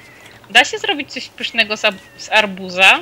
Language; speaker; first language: Polish; native; Polish